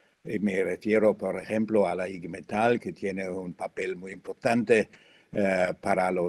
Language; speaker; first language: Spanish; non-native, fluent; German